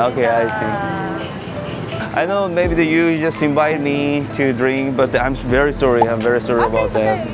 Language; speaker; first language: English; non-native, learner; Korean